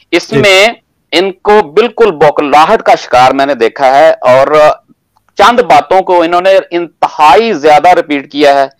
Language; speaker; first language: Urdu; non-native, local second language; Punjabi